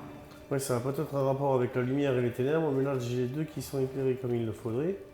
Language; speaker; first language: French; native; French